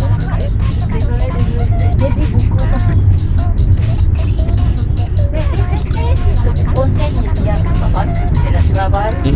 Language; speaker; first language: French; non-native, learner; Japanese